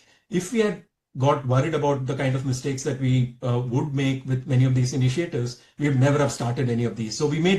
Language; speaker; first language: English; non-native, local second language; Tamil